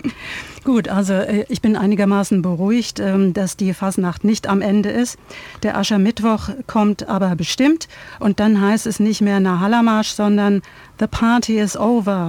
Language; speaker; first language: German; native; German